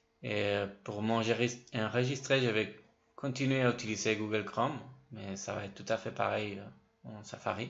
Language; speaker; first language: French; non-native, fluent; Spanish